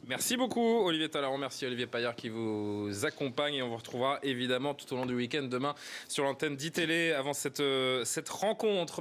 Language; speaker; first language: French; native; French